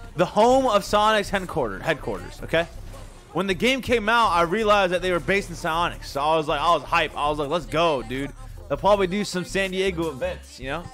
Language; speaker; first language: English; native; English